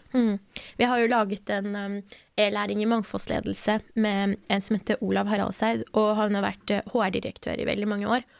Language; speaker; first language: Norwegian; early bilingual, other home language; Persian